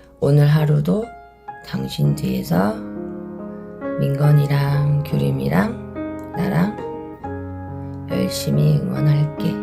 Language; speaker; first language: Korean; native; Korean